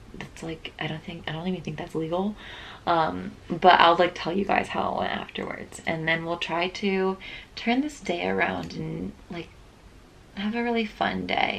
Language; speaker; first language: English; native; English